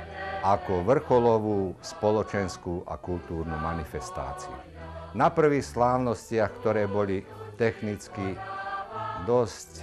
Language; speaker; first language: Slovak; native; Slovak